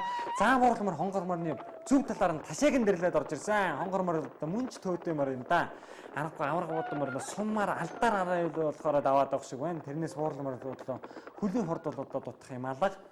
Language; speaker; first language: Mongolian; native; Mongolian